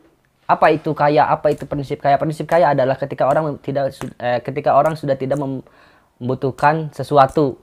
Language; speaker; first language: Indonesian; non-native, local second language; Sundanese